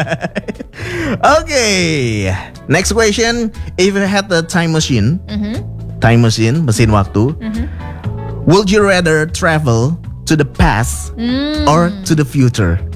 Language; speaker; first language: English; non-native, fluent; Indonesian